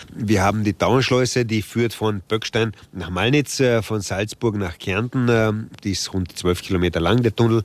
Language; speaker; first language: German; non-native, local second language; Slovenian